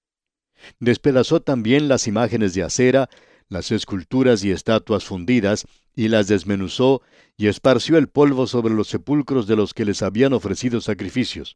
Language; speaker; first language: Spanish; native; Spanish